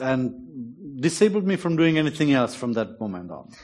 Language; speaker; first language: English; non-native, fluent; Czech